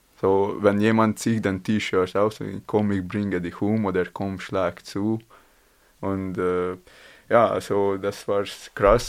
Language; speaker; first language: German; non-native, learner; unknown